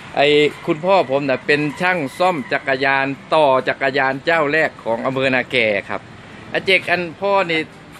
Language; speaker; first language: Thai; native; Thai